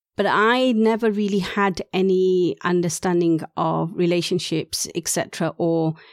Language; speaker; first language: English; non-native, local second language; Urdu